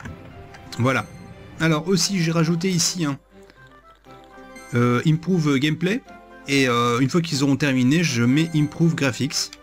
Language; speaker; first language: French; native; French